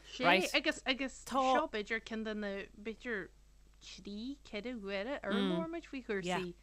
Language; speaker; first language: Irish; native; Irish